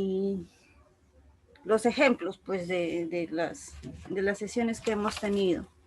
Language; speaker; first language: Spanish; native; Spanish